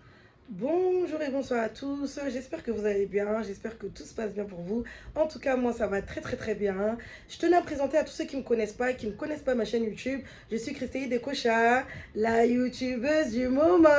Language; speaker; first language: French; native; French